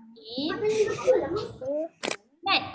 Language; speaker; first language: English; non-native, local second language; Malay